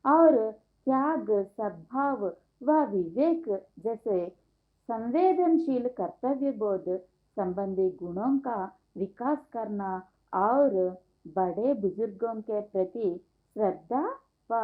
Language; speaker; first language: Hindi; non-native, local second language; Telugu